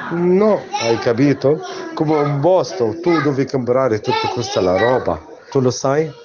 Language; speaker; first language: Italian; non-native, learner; Arabic